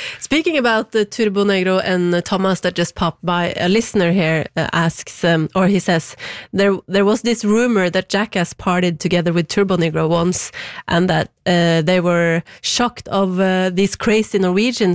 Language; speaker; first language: English; non-native, fluent; Norwegian